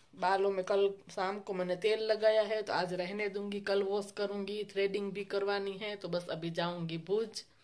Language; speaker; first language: Hindi; non-native, local second language; Gujarati